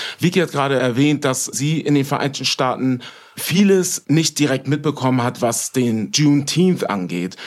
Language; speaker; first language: German; native; German